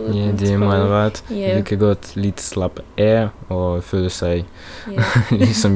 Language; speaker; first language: Norwegian; non-native, learner; Russian